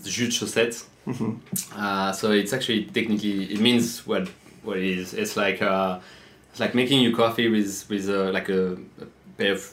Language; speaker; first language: English; non-native, fluent; French